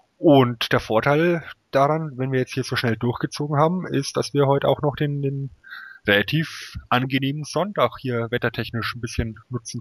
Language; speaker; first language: German; native; German